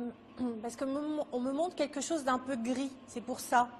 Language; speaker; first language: French; native; French